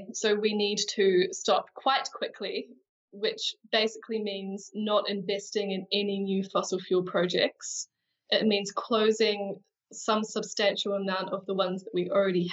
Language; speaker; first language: English; native; English